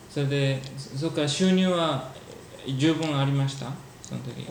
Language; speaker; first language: Japanese; early bilingual, heritage; Japanese